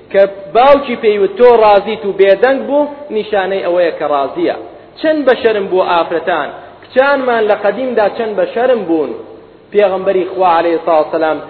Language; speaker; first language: Central Kurdish; native; Central Kurdish